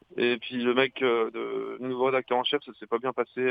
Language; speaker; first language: French; native; French